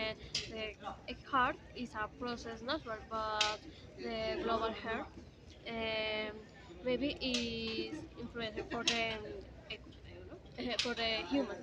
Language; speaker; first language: English; non-native, learner; Spanish